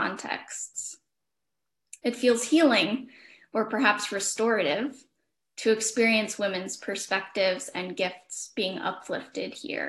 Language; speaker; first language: English; native; English